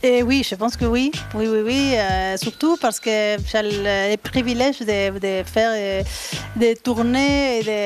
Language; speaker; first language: French; non-native, fluent; Spanish